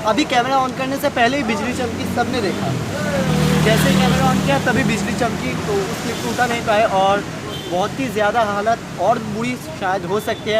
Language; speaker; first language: Hindi; non-native, local second language; Bangla